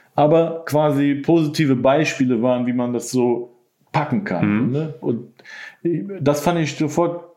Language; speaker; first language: German; native; German